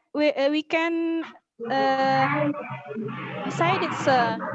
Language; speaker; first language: English; non-native, learner; Indonesian